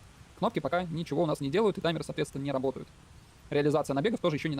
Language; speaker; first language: Russian; native; Russian